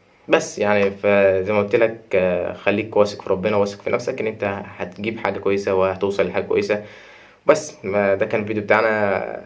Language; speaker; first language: Arabic; native; Arabic